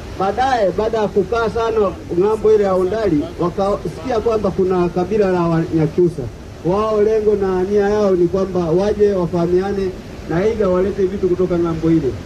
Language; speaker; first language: Swahili; non-native, local second language; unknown